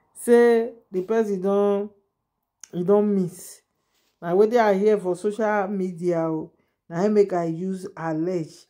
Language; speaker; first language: Nigerian Pidgin; non-native, local second language; Yoruba